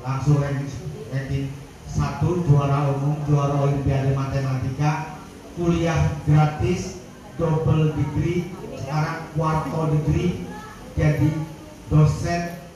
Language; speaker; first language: Indonesian; native; Indonesian